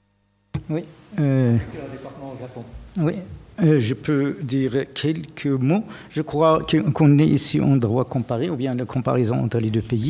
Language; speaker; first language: French; non-native, fluent; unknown